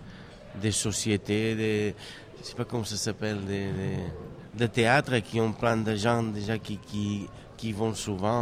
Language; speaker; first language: French; non-native, fluent; Catalan